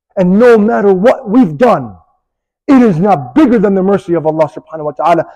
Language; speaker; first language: English; native; English